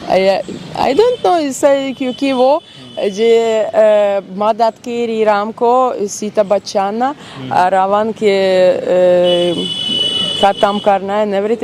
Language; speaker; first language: Hindi; non-native, learner; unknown